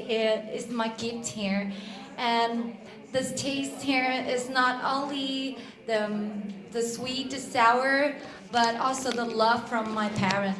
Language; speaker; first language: English; non-native, learner; Vietnamese